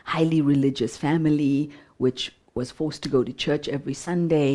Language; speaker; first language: English; non-native, local second language; Shona